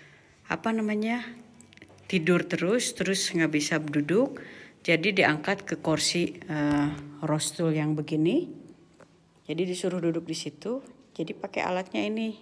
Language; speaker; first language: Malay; non-native, local second language; Sundanese